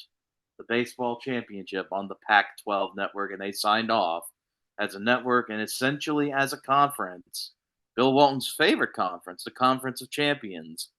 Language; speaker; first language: English; native; English